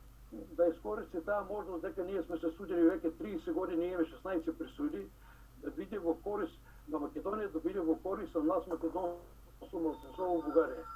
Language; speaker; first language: Macedonian; early bilingual, heritage; Macedonian